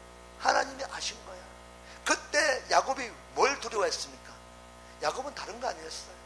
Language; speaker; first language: Korean; native; Korean